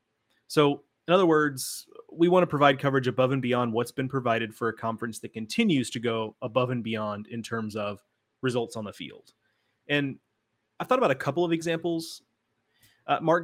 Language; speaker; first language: English; native; English